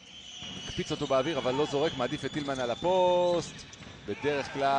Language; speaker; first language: Hebrew; native; Hebrew